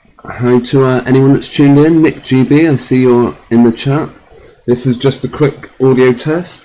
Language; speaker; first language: English; native; English